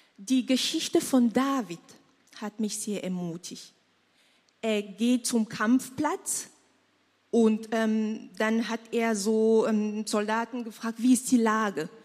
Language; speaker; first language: German; non-native, fluent; French